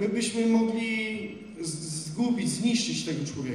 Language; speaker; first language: Polish; non-native, learner; Russian